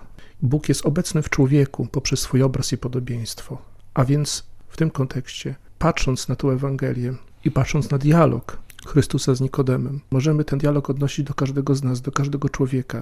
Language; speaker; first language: Polish; native; Polish